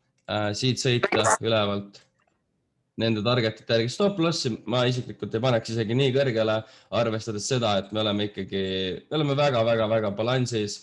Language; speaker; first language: Estonian; native; Estonian